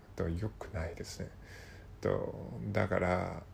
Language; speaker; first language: Japanese; non-native, learner; Cantonese